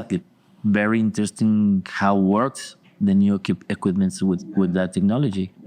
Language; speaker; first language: English; non-native, learner; Spanish